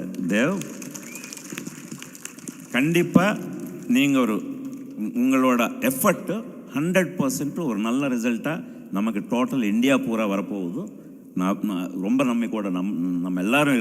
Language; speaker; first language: Tamil; non-native, fluent; Telugu